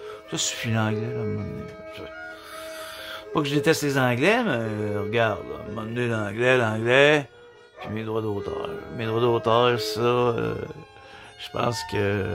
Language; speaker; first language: French; native; French